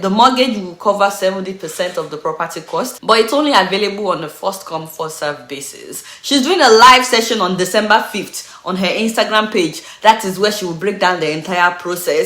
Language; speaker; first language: English; non-native, local second language; Yoruba